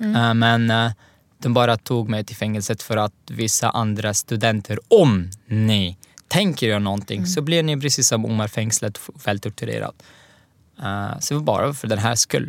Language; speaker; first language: Swedish; non-native, fluent; Arabic